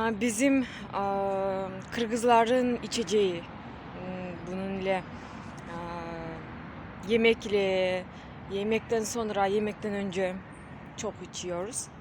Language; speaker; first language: Turkish; non-native, learner; Kyrgyz